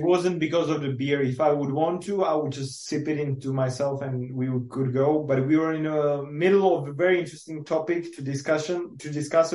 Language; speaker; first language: English; non-native, fluent; Czech